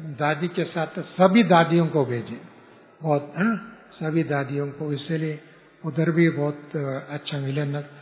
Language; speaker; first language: Hindi; non-native, local second language; Kannada